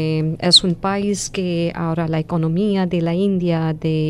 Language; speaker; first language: Spanish; non-native, fluent; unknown